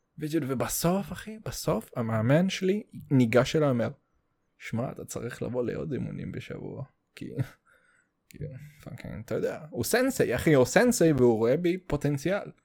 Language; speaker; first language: Hebrew; native; Hebrew